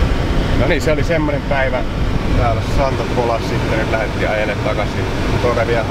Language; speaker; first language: Finnish; native; Finnish